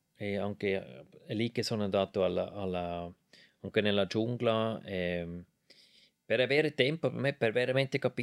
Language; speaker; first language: Italian; non-native, local second language; German